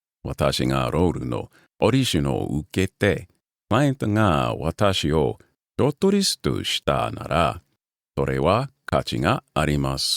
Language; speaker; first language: Japanese; non-native, learner; English